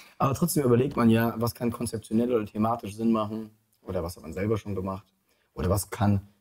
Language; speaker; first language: German; early bilingual, other home language; Polish